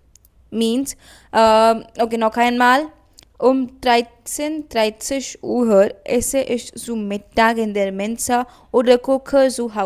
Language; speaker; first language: German; non-native, learner; Hindi